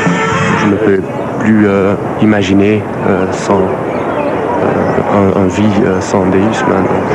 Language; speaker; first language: French; non-native, local second language; Dutch